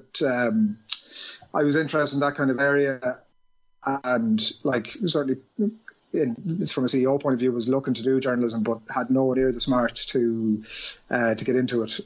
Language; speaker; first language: English; native; English